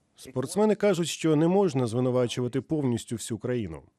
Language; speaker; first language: Ukrainian; native; Ukrainian